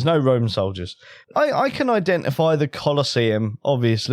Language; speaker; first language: English; native; English